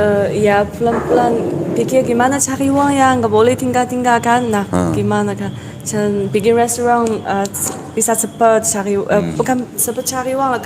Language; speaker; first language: Indonesian; non-native, learner; Chinese